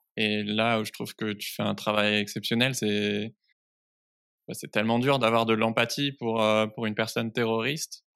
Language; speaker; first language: French; native; French